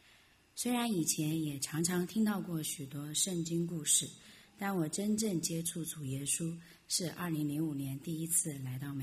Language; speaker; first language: Chinese; native; Chinese